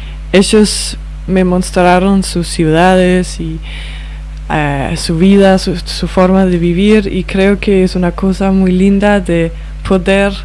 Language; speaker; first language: Spanish; non-native, fluent; Danish